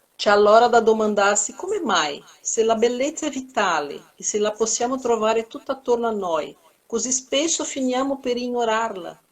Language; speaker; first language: Italian; non-native, fluent; Portuguese